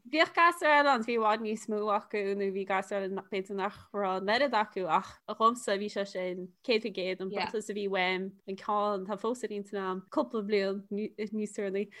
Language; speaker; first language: Irish; non-native, local second language; English